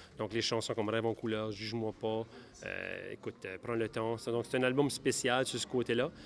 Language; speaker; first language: French; native; French